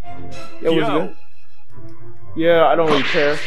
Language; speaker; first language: English; native; English